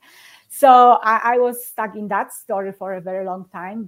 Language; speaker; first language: English; non-native, fluent; Polish